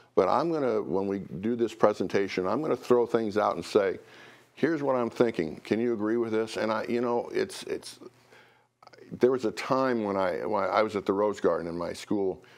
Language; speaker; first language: English; native; English